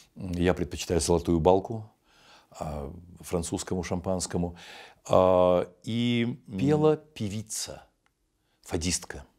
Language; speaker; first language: Russian; native; Russian